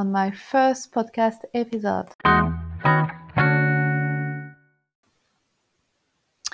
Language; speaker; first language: English; non-native, learner; French